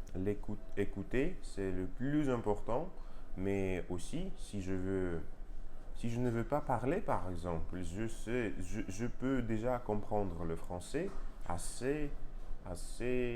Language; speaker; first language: French; non-native, learner; Russian